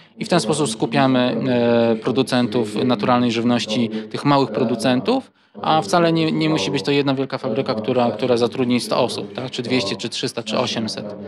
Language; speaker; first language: Polish; native; Polish